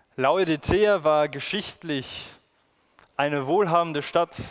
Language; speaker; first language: German; native; German